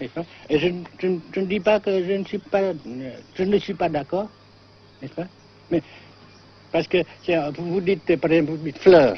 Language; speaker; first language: French; non-native, fluent; Vietnamese